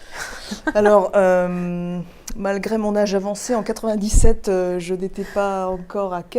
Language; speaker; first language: French; native; French